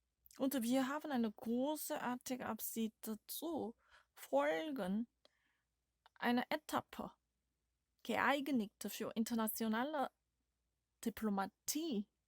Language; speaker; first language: German; non-native, learner; Korean